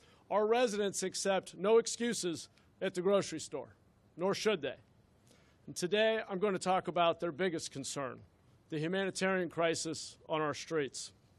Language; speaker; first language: English; native; English